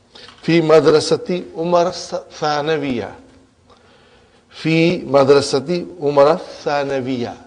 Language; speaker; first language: Arabic; non-native, fluent; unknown